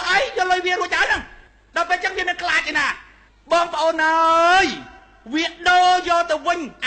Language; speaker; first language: Khmer; native; Khmer